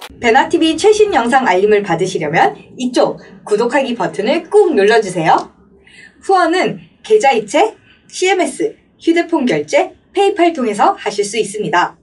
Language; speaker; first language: Korean; native; Korean